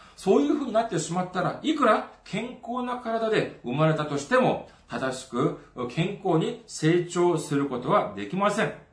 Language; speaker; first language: Japanese; non-native, fluent; Korean